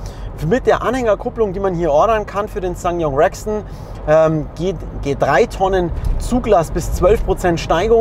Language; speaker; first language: German; native; German